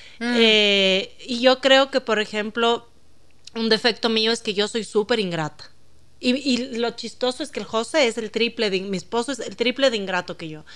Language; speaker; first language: Spanish; native; Spanish